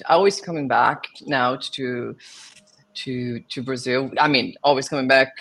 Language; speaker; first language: English; non-native, fluent; Portuguese